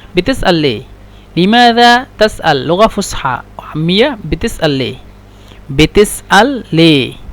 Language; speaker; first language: Egyptian Arabic; non-native, learner; Bangla